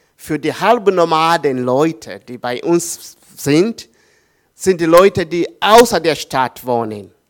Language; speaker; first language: German; non-native, learner; Swahili